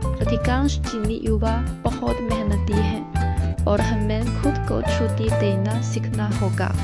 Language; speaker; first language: Hindi; non-native, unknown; Chinese